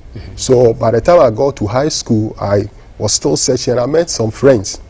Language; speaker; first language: English; non-native, local second language; Ewe